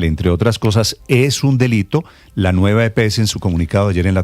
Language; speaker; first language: Spanish; native; Spanish